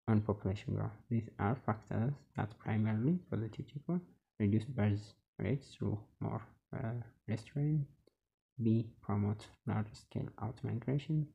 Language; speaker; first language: English; non-native, local second language; Amharic